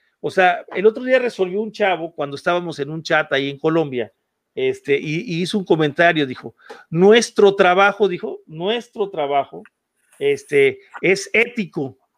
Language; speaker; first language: Spanish; native; Spanish